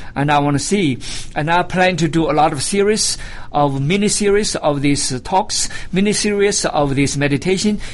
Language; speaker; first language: English; non-native, fluent; Chinese